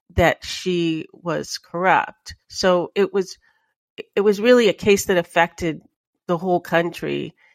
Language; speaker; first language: English; native; English